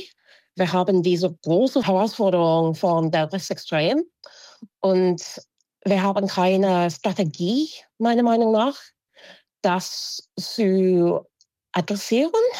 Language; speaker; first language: German; non-native, fluent; English